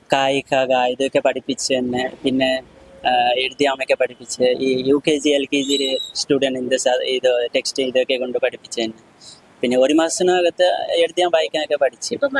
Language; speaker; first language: Malayalam; non-native, local second language; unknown